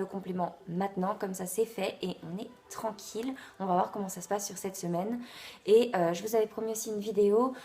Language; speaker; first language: French; native; French